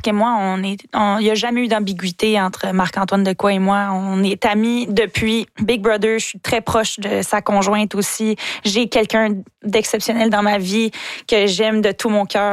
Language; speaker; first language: French; native; French